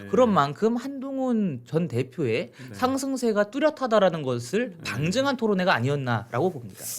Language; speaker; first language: Korean; native; Korean